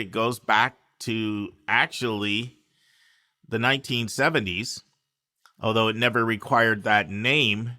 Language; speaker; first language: English; native; English